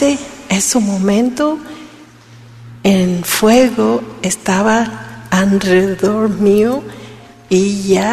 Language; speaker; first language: Spanish; non-native, learner; Vietnamese